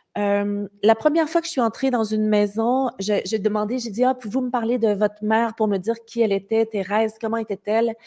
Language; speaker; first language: French; native; French